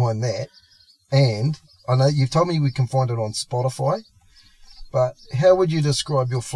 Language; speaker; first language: English; native; English